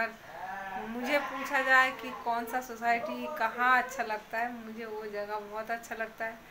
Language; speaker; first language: Hindi; non-native, local second language; Bangla